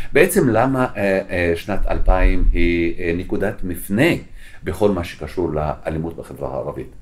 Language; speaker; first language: Hebrew; non-native, local second language; Arabic